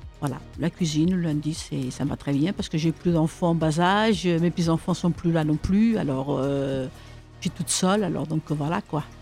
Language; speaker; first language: French; early bilingual, other home language; Portuguese